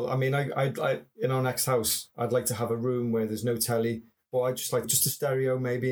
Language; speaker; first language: English; native; English